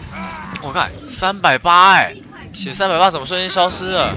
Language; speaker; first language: Chinese; native; Chinese